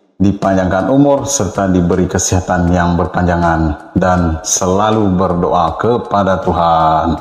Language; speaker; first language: Malay; native; Malay